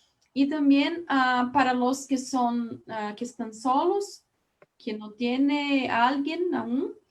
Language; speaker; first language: Spanish; non-native, learner; Portuguese